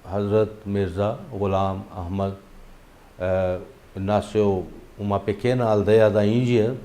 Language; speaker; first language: Portuguese; non-native, fluent; Urdu